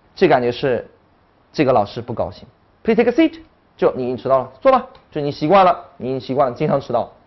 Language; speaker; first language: Chinese; native; Chinese